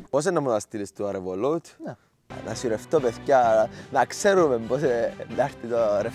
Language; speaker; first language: Greek; native; Greek